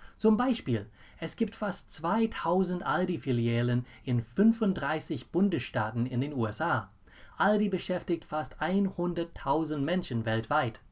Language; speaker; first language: German; non-native, fluent; English